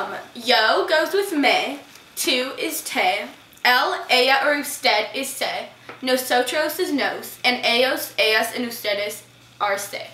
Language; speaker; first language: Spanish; non-native, learner; English